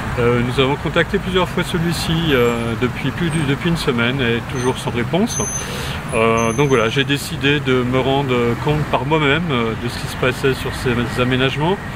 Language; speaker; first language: French; native; French